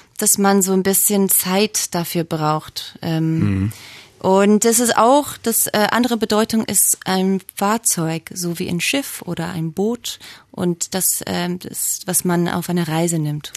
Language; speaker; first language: German; non-native, fluent; English